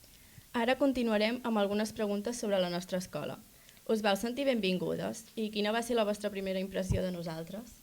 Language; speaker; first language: Catalan; native; Catalan